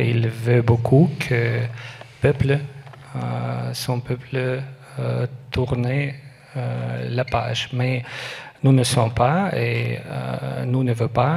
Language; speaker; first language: French; non-native, learner; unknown